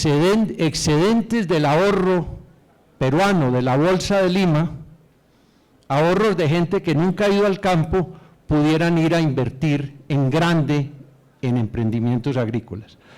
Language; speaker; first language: Spanish; native; Spanish